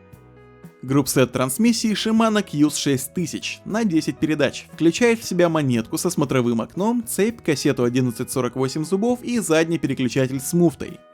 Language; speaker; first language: Russian; native; Russian